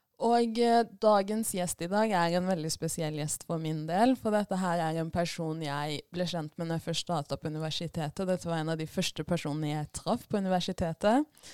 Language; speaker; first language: Norwegian; early bilingual, other home language; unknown